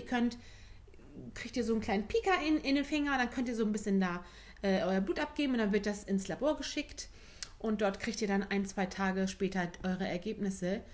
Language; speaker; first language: German; early bilingual, other home language; Turkish